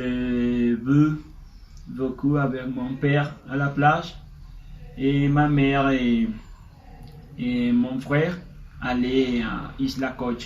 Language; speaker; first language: French; non-native, learner; Spanish